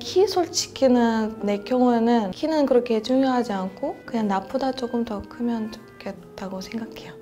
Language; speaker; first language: Korean; non-native, fluent; Russian